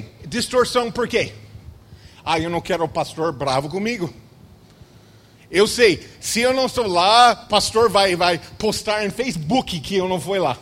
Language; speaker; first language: Portuguese; non-native, fluent; English